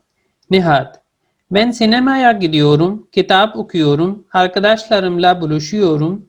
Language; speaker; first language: Turkish; non-native, fluent; Urdu